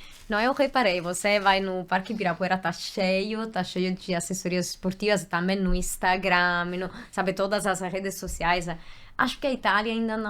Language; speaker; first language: Portuguese; non-native, fluent; Italian